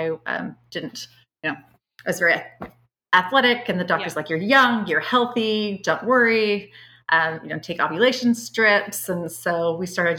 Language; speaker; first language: English; native; English